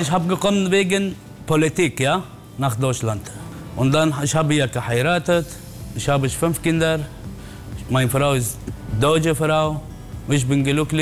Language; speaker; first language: German; non-native, learner; Turkish